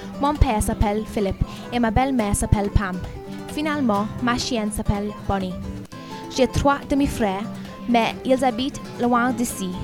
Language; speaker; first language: French; non-native, learner; English